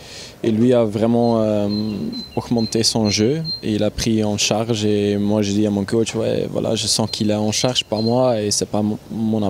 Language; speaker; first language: French; non-native, local second language; Dutch